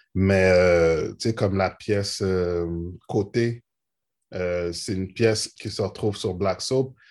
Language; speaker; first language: French; native; French